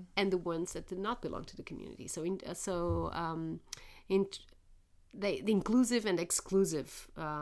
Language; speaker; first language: English; non-native, fluent; Portuguese